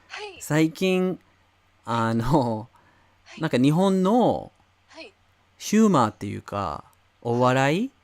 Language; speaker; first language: Japanese; non-native, fluent; English